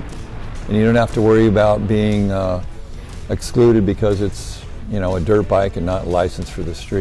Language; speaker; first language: English; native; English